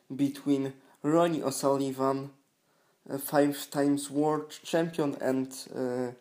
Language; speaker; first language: English; non-native, learner; Polish